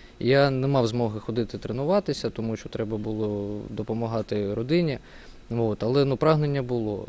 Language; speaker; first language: Ukrainian; non-native, local second language; Russian